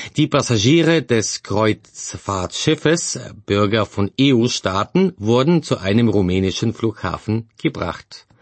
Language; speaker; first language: German; non-native, fluent; Bulgarian